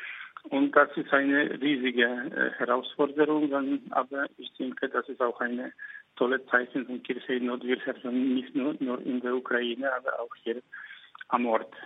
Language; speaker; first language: German; non-native, fluent; Polish